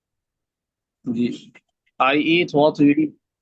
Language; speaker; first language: English; non-native, learner; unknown